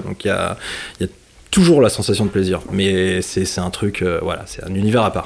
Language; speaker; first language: French; native; French